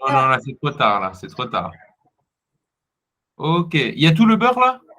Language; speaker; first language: French; native; French